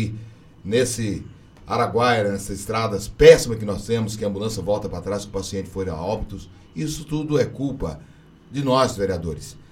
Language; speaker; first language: Portuguese; native; Portuguese